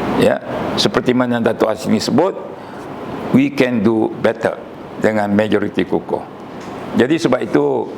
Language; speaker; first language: Malay; native; Malay